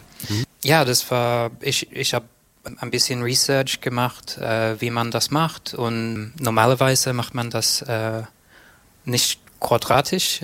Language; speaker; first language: German; non-native, learner; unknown